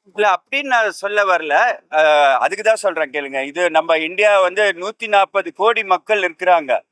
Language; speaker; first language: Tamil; native; Tamil